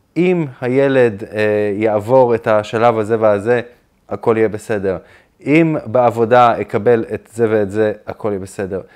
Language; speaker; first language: Hebrew; native; Hebrew